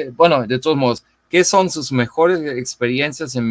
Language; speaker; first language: Spanish; non-native, fluent; German